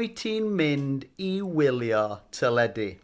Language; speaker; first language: Welsh; non-native, fluent; English